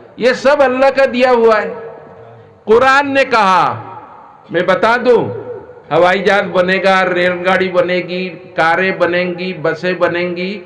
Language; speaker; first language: Urdu; non-native, local second language; Assamese